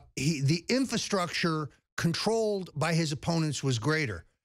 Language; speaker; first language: English; native; English